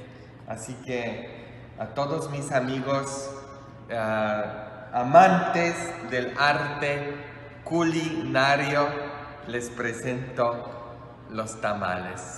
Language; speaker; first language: Spanish; non-native, fluent; English